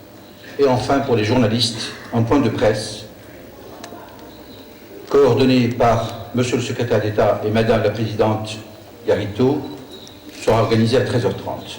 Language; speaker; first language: French; non-native, local second language; Arabic